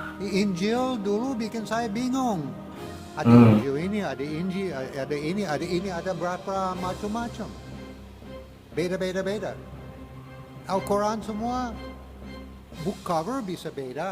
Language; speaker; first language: Indonesian; non-native, learner; English